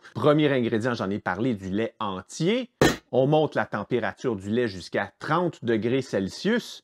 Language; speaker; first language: French; native; French